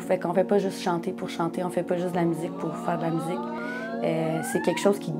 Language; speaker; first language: French; native; French